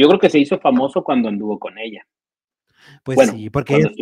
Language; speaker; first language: Spanish; native; Spanish